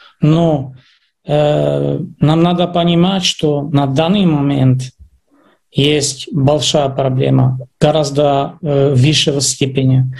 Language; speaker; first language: Russian; non-native, fluent; Czech